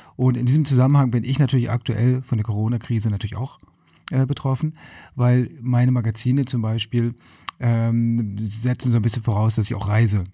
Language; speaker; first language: German; native; German